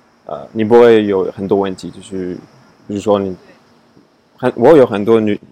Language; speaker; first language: Chinese; non-native, fluent; French